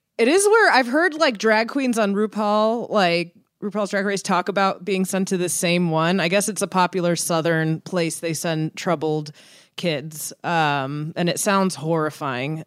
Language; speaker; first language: English; early bilingual, other home language; Persian